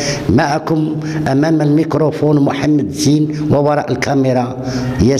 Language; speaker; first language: Arabic; native; Arabic